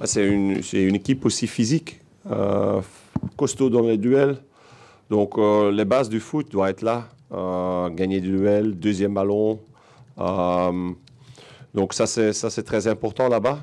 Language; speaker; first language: French; non-native, local second language; Dutch